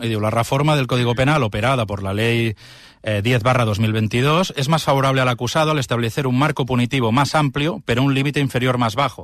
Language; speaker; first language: Spanish; non-native, local second language; Catalan